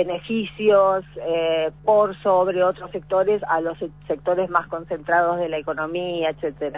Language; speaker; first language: Spanish; native; Spanish